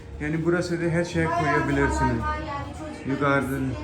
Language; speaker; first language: Turkish; non-native, learner; Urdu